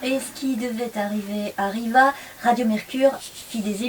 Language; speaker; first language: French; native; French